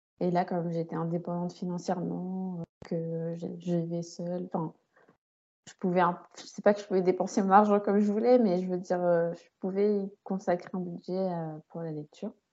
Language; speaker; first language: French; native; French